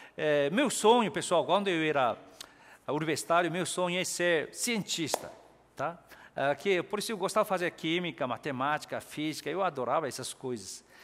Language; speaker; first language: Portuguese; non-native, fluent; Korean